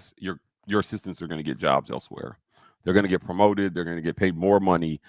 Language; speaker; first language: English; native; English